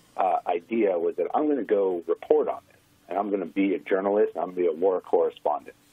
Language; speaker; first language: English; native; English